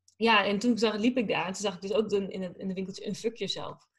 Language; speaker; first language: Dutch; native; Dutch